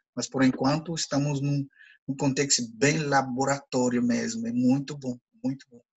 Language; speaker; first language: Portuguese; non-native, fluent; Ewe